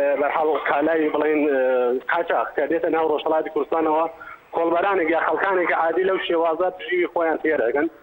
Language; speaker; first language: Kurdish; native; Kurdish